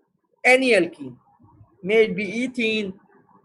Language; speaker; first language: English; non-native, local second language; Urdu